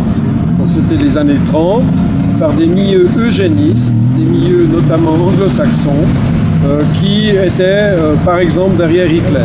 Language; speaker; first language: French; native; French